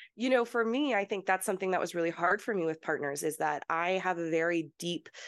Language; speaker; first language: English; early bilingual, heritage; English